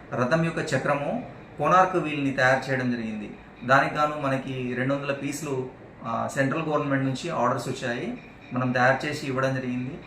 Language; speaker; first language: Telugu; native; Telugu